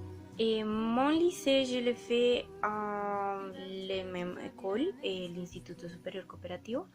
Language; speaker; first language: French; non-native, learner; Spanish